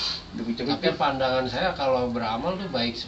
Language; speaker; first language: Indonesian; native; Indonesian